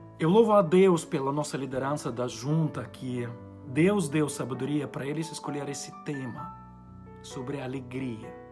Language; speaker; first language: Portuguese; non-native, fluent; Ukrainian